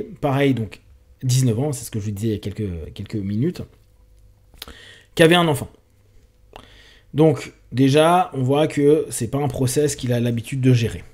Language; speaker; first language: French; native; French